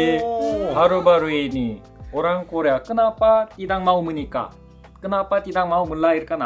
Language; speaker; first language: Indonesian; non-native, fluent; Korean